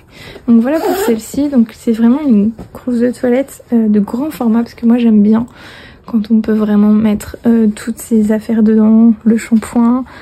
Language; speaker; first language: French; native; French